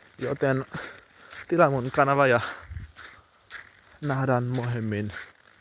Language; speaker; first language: Finnish; non-native, learner; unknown